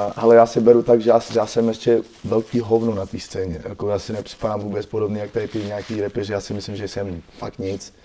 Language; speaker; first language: Czech; non-native, fluent; French